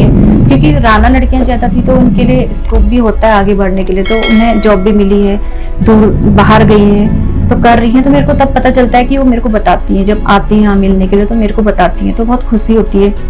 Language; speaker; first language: Hindi; native; Hindi